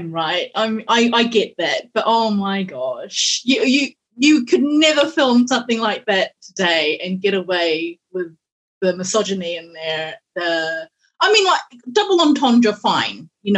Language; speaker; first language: English; native; English